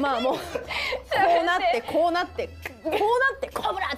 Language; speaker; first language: Japanese; native; Japanese